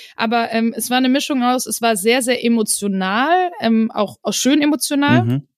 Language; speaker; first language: German; native; German